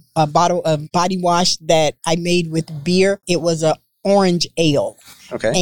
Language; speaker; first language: English; native; English